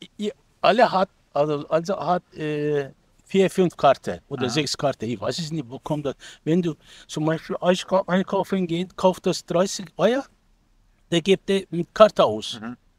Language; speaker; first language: German; non-native, learner; Turkish